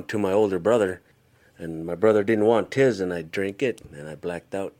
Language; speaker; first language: English; early bilingual, other home language; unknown